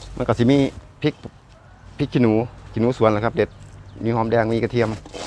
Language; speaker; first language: Thai; non-native, local second language; Lao